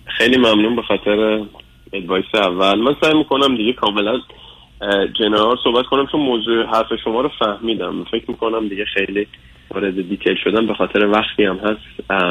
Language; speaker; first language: Persian; early bilingual, other home language; English